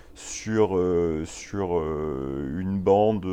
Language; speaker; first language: French; native; French